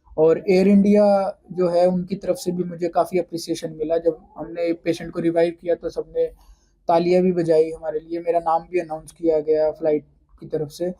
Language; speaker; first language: Hindi; native; Hindi